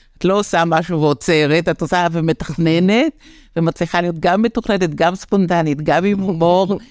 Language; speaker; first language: Hebrew; native; Hebrew